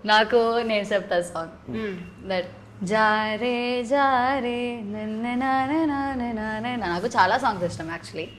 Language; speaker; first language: Telugu; non-native, learner; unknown